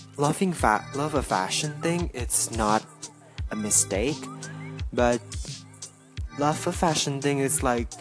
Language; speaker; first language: English; non-native, learner; Indonesian